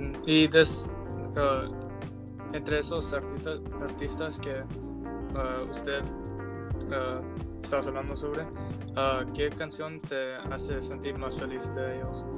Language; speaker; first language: Spanish; non-native, learner; English